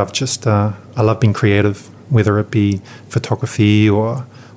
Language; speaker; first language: English; native; English